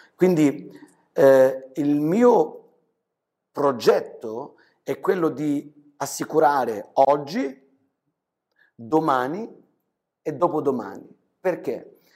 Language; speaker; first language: Italian; native; Italian